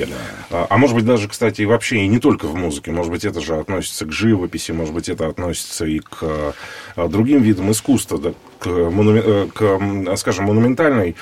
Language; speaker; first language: Russian; native; Russian